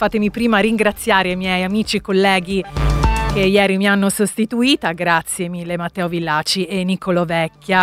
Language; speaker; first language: Italian; native; Italian